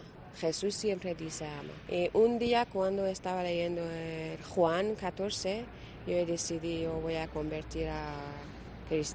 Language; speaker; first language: Spanish; non-native, learner; Persian